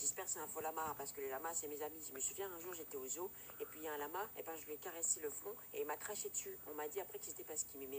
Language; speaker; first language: French; native; French